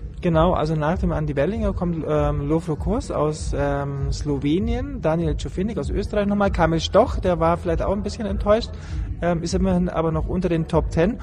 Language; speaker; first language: German; native; German